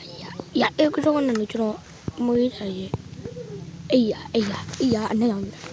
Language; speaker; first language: Burmese; native; Burmese